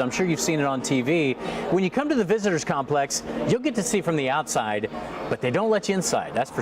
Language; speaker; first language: English; native; English